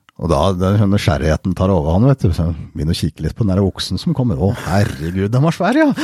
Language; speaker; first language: Norwegian; early bilingual, heritage; Norwegian